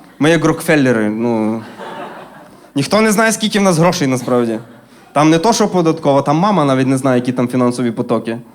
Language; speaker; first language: Ukrainian; native; Ukrainian